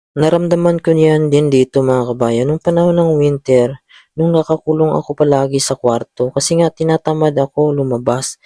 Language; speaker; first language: Filipino; native; Filipino